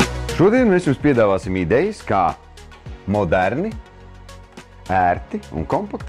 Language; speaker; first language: Latvian; native; Latvian